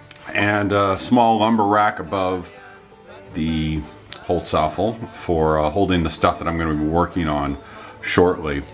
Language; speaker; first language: English; native; English